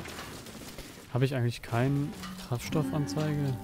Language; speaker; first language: German; native; German